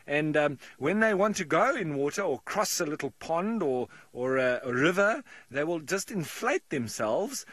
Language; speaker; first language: English; native; English